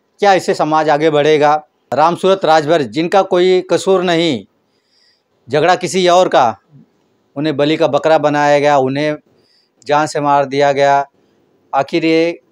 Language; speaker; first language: Hindi; native; Hindi